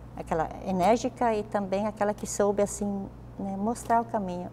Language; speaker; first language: Portuguese; native; Portuguese